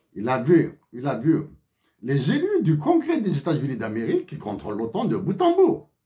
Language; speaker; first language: French; non-native, local second language; Kabyle